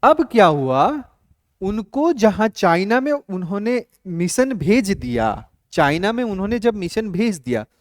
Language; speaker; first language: Hindi; non-native, local second language; Assamese